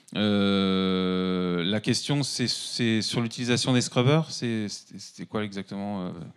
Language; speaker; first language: French; native; French